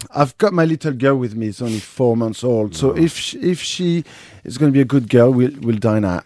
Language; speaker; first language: English; non-native, fluent; French